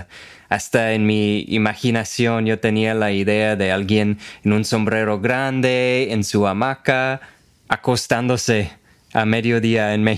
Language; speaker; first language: Spanish; non-native, fluent; English